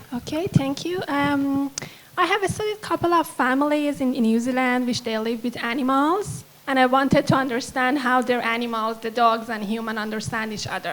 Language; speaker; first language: English; non-native, fluent; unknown